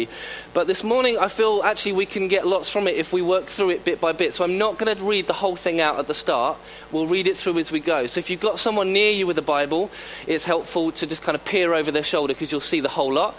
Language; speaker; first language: English; native; English